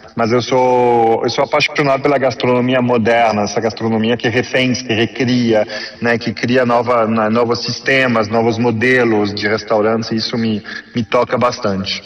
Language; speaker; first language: Portuguese; non-native, fluent; French